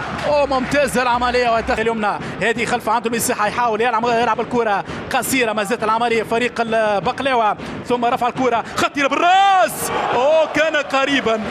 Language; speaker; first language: Arabic; native; Arabic